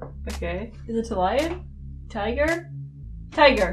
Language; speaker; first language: English; non-native, fluent; Russian